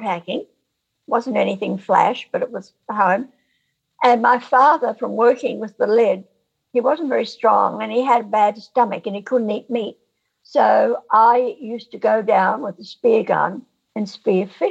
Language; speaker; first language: English; native; English